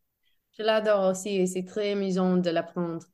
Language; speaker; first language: French; non-native, fluent; English